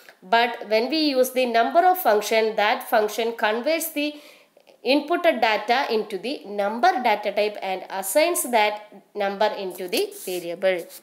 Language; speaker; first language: English; non-native, local second language; Malayalam